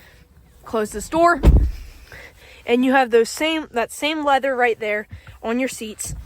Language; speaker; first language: English; native; English